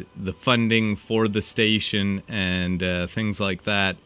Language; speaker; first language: English; native; English